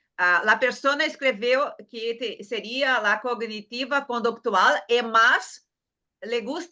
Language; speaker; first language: Spanish; non-native, learner; Portuguese